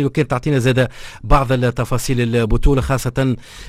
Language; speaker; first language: Arabic; native; Arabic